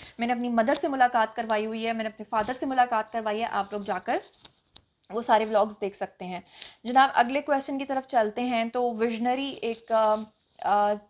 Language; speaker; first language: Urdu; non-native, local second language; Punjabi